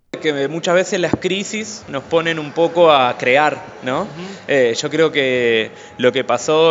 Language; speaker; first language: Spanish; native; Spanish